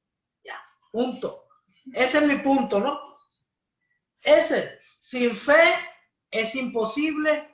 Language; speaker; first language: Spanish; native; Spanish